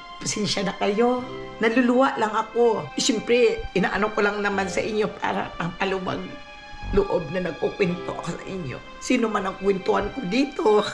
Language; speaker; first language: Filipino; non-native, local second language; Cebuano